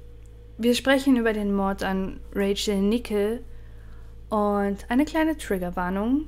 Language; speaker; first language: German; native; German